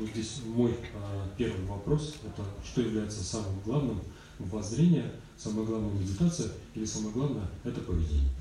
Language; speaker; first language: Russian; native; Russian